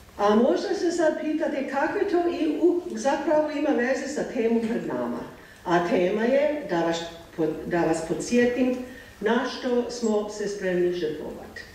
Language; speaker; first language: Croatian; non-native, fluent; English